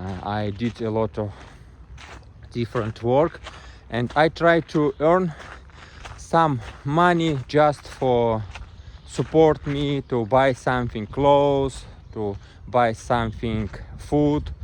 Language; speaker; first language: English; non-native, learner; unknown